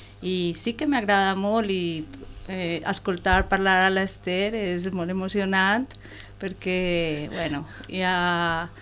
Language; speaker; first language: Catalan; non-native, learner; Spanish